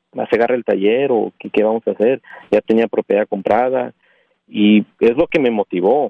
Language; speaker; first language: Spanish; early bilingual, heritage; Spanish